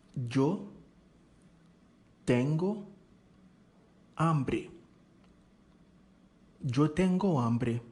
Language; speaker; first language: Spanish; non-native, learner; Haitian Creole